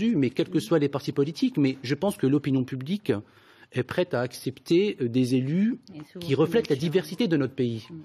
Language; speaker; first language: French; native; French